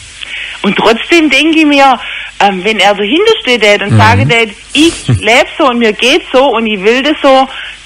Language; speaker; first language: German; native; German